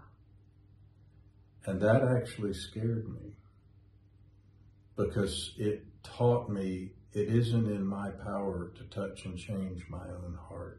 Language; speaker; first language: English; native; English